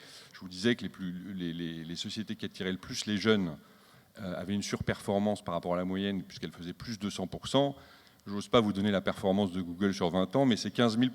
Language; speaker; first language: French; native; French